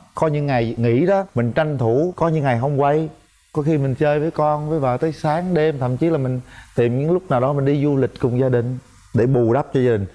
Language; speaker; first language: Vietnamese; native; Vietnamese